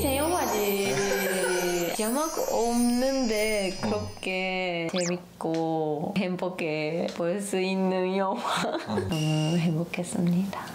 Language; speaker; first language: Korean; non-native, learner; Japanese